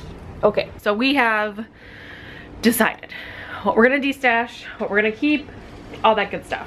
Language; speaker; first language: English; native; English